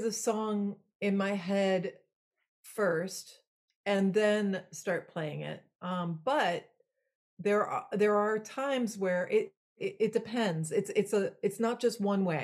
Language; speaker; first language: English; non-native, fluent; French